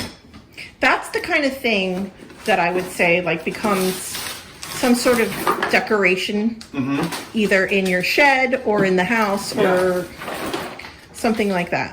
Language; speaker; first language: English; native; English